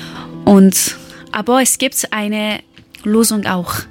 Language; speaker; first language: German; non-native, learner; Persian